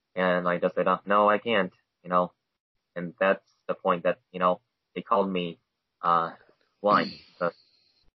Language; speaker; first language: English; non-native, fluent; Chinese